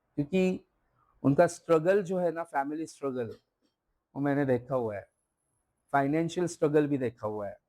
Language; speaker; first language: Hindi; non-native, local second language; Marathi